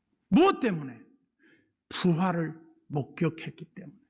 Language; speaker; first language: Korean; native; Korean